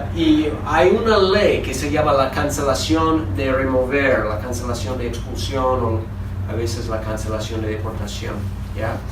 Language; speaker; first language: Spanish; non-native, fluent; English